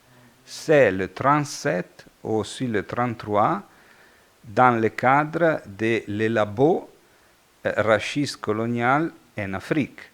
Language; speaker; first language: French; non-native, fluent; Italian